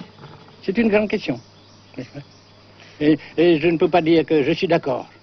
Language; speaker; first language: French; non-native, fluent; Vietnamese